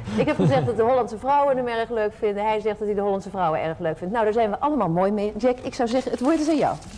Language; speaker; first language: Dutch; native; Dutch